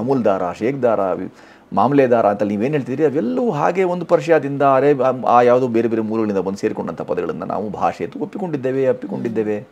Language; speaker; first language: Kannada; non-native, local second language; Hindi